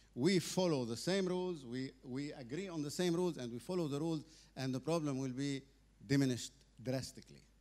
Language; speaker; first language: English; non-native, fluent; Arabic